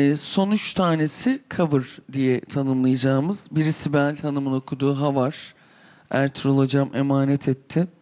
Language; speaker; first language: Turkish; native; Turkish